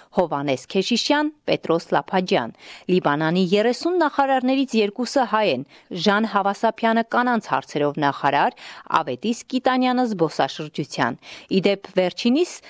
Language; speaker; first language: Armenian; native; Armenian